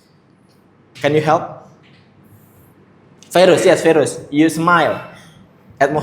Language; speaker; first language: English; non-native, fluent; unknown